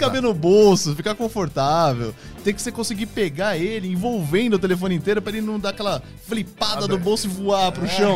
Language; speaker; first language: Portuguese; native; Portuguese